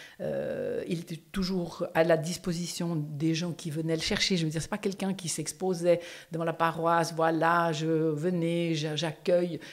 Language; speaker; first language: French; native; French